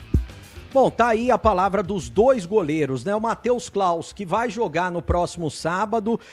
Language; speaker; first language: Portuguese; native; Portuguese